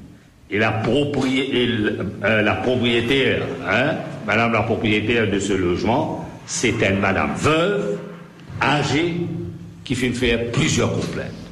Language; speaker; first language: French; non-native, local second language; Morisyen